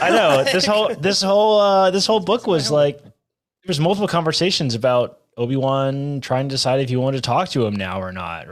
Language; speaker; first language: English; native; English